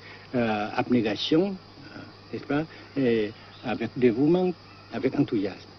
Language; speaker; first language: French; non-native, fluent; Vietnamese